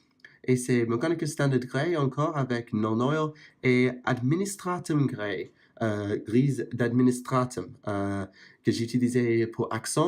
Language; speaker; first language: French; non-native, fluent; English